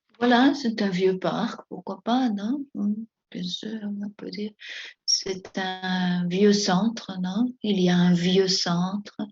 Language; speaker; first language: French; non-native, fluent; Spanish